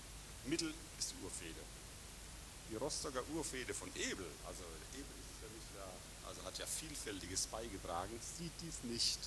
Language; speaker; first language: German; native; German